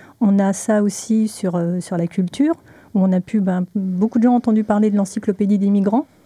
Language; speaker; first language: French; non-native, fluent; Spanish